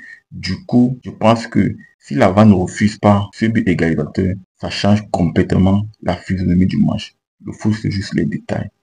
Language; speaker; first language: French; native; French